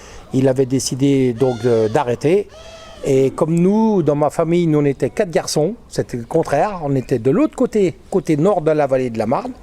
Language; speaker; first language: French; native; French